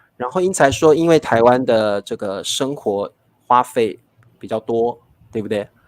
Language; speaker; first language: Chinese; native; Chinese